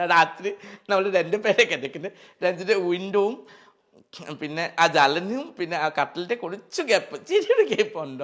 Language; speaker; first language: Malayalam; non-native, fluent; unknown